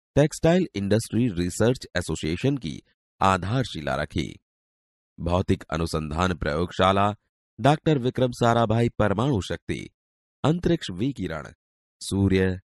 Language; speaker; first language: Hindi; non-native, local second language; Gujarati